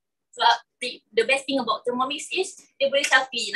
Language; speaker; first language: English; non-native, local second language; Malay